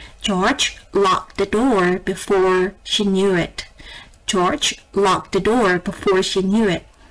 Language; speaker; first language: English; non-native, fluent; Indonesian